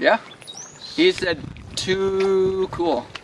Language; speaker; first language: English; native; English